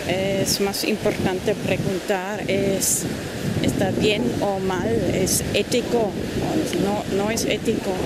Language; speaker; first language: Spanish; non-native, fluent; German